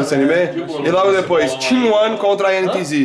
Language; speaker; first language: Portuguese; native; Portuguese